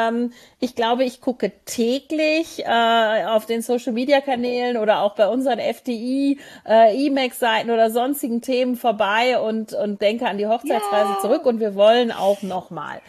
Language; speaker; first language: German; native; German